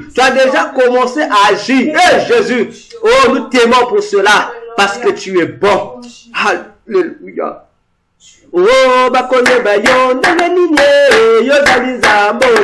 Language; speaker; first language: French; non-native, local second language; Lingala